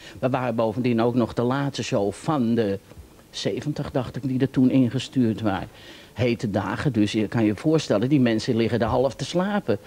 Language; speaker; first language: Dutch; native; Dutch